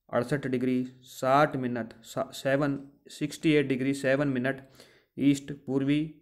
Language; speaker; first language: Hindi; native; Hindi